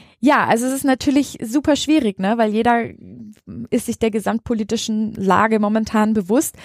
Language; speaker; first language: German; native; German